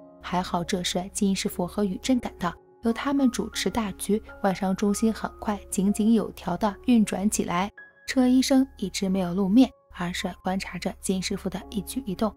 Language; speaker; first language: Chinese; native; Chinese